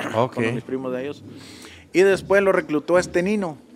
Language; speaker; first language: Spanish; native; Spanish